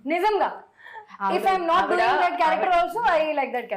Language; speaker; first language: Telugu; non-native, fluent; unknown